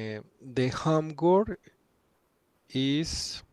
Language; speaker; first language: English; non-native, learner; Spanish